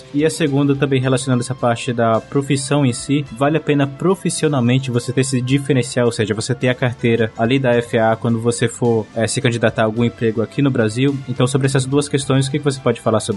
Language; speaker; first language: Portuguese; native; Portuguese